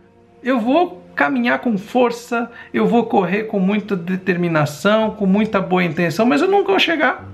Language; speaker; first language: Portuguese; native; Portuguese